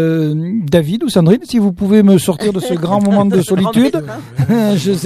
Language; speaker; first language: French; native; French